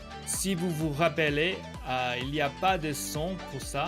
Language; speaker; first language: French; non-native, learner; Korean